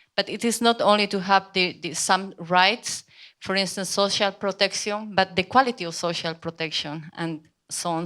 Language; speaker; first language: English; non-native, fluent; Spanish